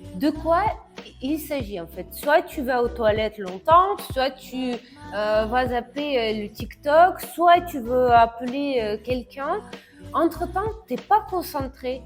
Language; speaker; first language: French; non-native, fluent; Russian